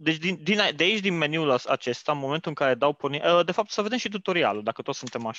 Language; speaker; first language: Romanian; native; Romanian